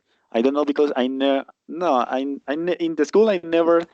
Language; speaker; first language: English; non-native, learner; Spanish